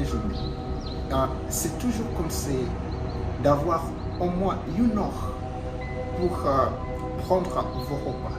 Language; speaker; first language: French; non-native, fluent; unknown